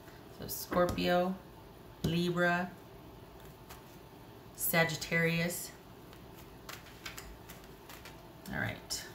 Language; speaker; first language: English; native; English